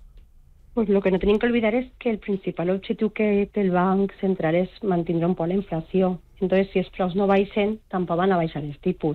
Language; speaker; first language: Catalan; non-native, local second language; Spanish